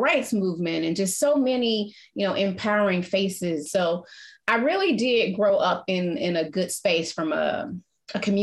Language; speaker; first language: English; native; English